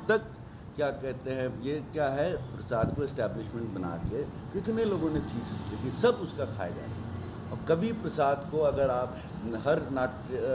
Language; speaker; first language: Hindi; native; Hindi